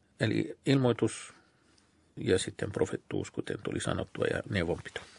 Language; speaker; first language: Finnish; non-native, fluent; Arabic